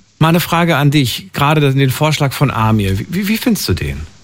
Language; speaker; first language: German; native; German